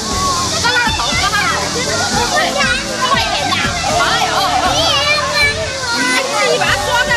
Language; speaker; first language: Chinese; native; Chinese